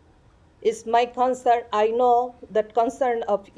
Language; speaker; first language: English; non-native, learner; Bangla